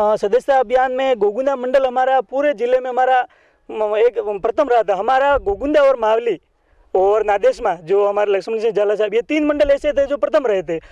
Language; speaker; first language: Hindi; native; Hindi